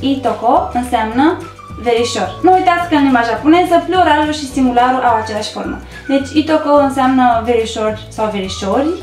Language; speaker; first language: Romanian; native; Romanian